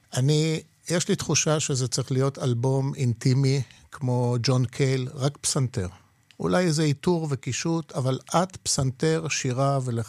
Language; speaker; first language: Hebrew; non-native, local second language; Polish